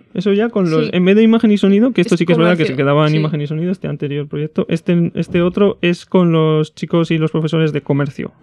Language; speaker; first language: Spanish; native; Spanish